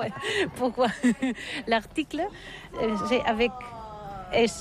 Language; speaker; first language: French; non-native, learner; Catalan